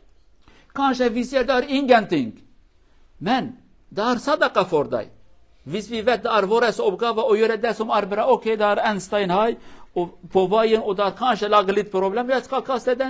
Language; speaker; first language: Swedish; non-native, learner; Kurdish